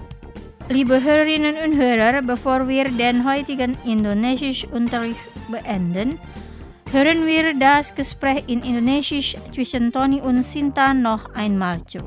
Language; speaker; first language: German; non-native, fluent; Indonesian